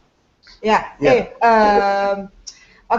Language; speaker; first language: English; non-native, learner; French